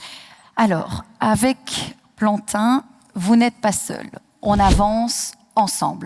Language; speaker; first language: French; native; French